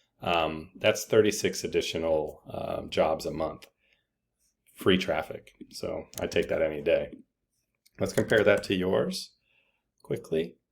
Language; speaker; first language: English; native; English